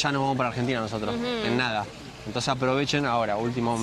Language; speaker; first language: Spanish; native; Spanish